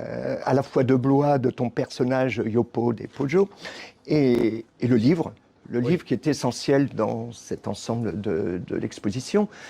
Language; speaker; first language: French; native; French